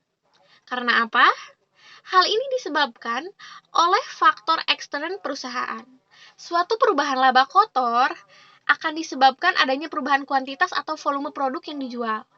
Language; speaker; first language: Indonesian; native; Indonesian